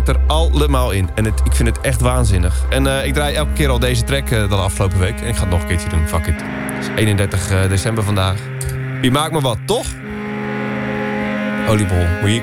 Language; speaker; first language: Dutch; native; Dutch